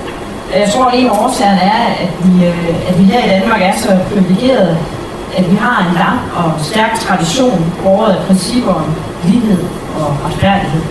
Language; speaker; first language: Danish; native; Danish